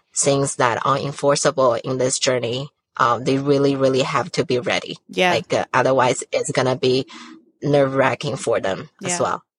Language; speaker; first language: English; non-native, fluent; Chinese